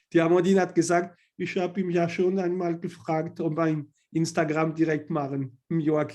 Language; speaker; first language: German; non-native, learner; French